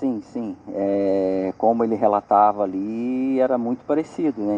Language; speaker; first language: Portuguese; native; Portuguese